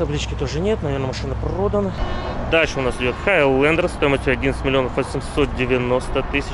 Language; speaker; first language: Russian; native; Russian